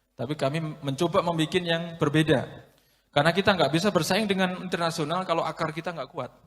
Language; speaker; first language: Indonesian; non-native, local second language; Javanese